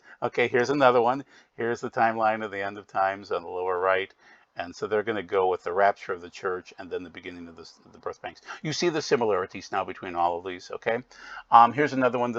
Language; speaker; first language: English; native; English